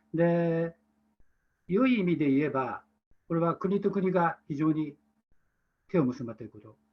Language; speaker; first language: Japanese; native; Japanese